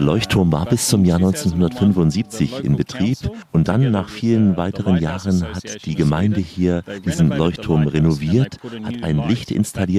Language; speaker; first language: German; native; German